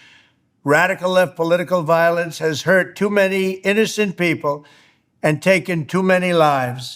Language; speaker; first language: English; native; English